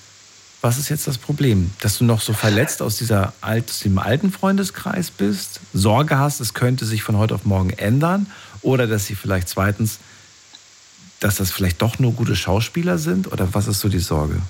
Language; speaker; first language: German; native; German